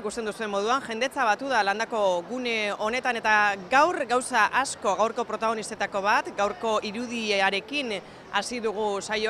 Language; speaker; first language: Basque; native; Basque